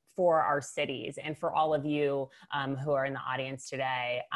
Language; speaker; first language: English; native; English